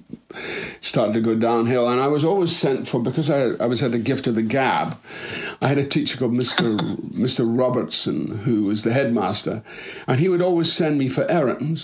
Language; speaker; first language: English; native; English